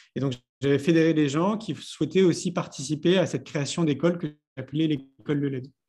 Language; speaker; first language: French; native; French